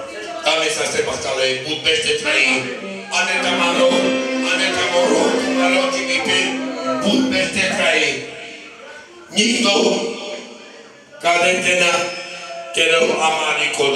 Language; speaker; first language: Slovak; non-native, local second language; Romany